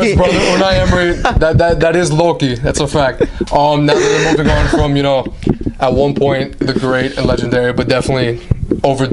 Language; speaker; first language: English; native; English